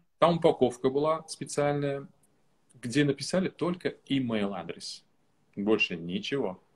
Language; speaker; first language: Russian; non-native, local second language; Uzbek